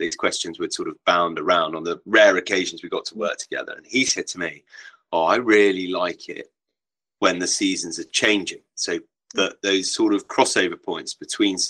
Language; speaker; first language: English; native; English